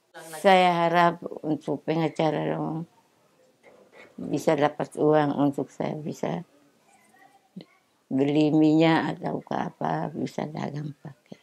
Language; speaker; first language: Indonesian; non-native, local second language; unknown